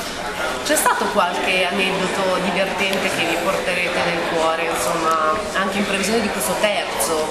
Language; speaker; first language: Italian; native; Italian